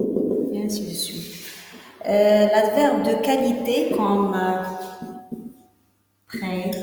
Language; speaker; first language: French; non-native, local second language; Arabic